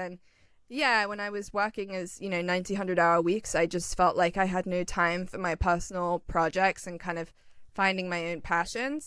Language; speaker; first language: English; native; English